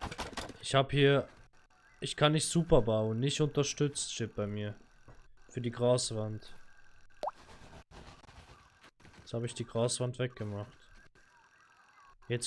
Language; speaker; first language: German; native; German